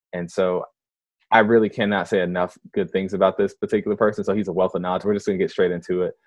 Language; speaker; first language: English; native; English